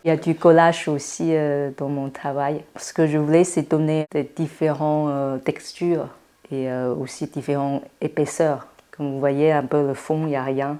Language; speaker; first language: French; non-native, fluent; Chinese